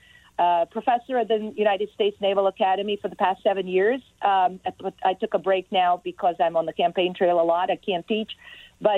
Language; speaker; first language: English; non-native, fluent; Serbian